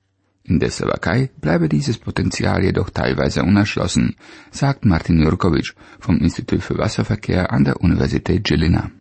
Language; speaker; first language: German; native; German